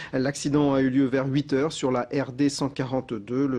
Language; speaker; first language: French; native; French